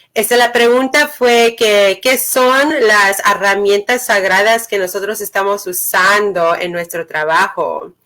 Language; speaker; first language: Spanish; early bilingual, other home language; English